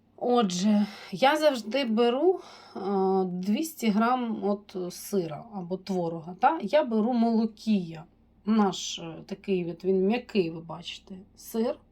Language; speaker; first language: Ukrainian; native; Ukrainian